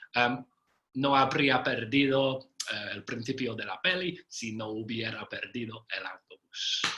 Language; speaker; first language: Spanish; non-native, fluent; English